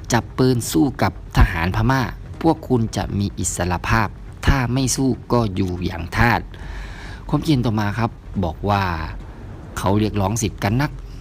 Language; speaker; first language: Thai; native; Thai